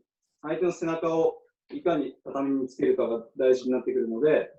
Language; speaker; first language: Japanese; native; Japanese